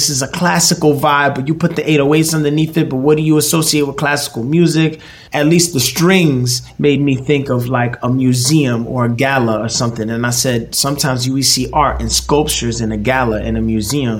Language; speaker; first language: English; native; English